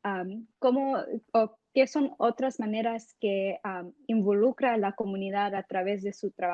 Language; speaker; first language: Spanish; early bilingual, heritage; English